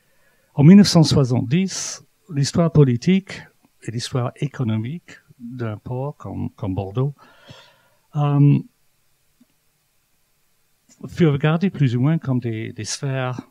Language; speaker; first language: French; non-native, fluent; English